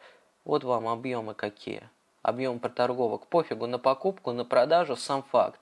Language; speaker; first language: Russian; native; Russian